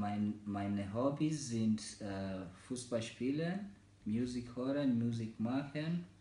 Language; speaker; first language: German; non-native, learner; Swahili